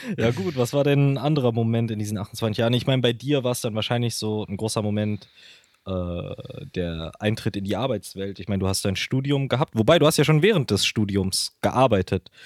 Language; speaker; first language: German; early bilingual, other home language; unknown